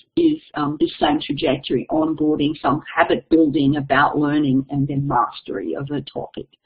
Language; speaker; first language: English; native; English